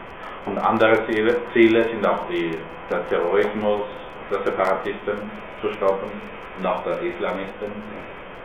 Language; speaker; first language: German; non-native, fluent; Spanish